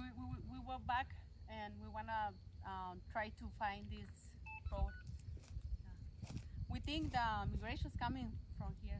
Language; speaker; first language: English; non-native, learner; Spanish